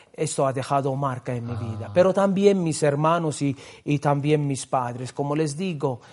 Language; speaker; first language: Spanish; non-native, fluent; Maltese